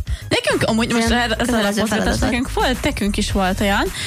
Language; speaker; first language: Hungarian; native; Hungarian